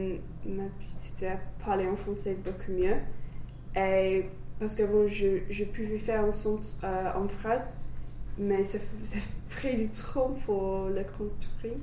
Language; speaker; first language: French; non-native, learner; English